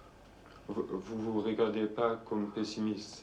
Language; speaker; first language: French; non-native, fluent; Dutch